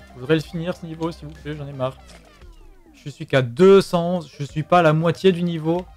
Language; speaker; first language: French; native; French